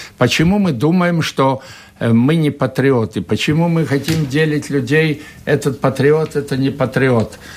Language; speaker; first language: Russian; non-native, local second language; Latvian